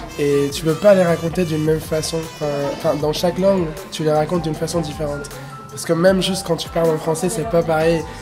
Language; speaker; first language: French; non-native, fluent; Spanish